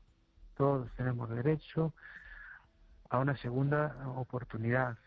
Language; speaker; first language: Spanish; native; Spanish